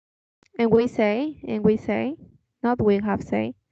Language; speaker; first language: English; non-native, fluent; Spanish